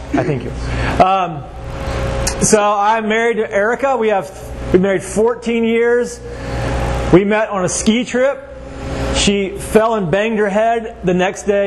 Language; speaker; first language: English; native; English